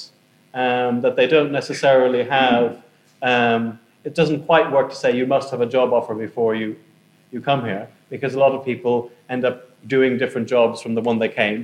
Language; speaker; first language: English; native; English